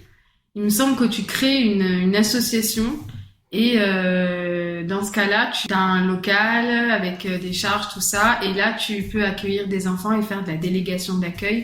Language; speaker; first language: French; native; French